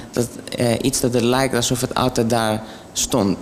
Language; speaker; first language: Dutch; non-native, fluent; Greek